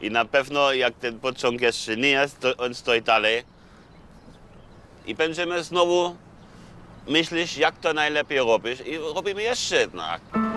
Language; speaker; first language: Polish; non-native, learner; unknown